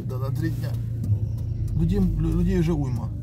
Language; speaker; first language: Russian; native; Russian